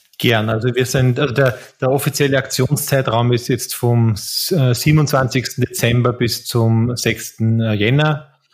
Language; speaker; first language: German; native; German